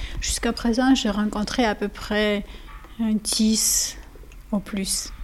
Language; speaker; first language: French; non-native, learner; Georgian